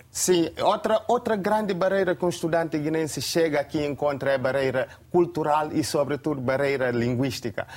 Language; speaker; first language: Portuguese; non-native, local second language; Upper Guinea Crioulo